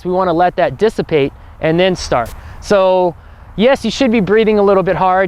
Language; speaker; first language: English; native; English